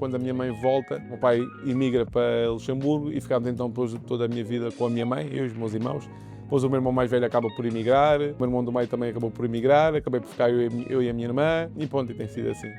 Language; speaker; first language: Portuguese; early bilingual, other home language; Kabuverdianu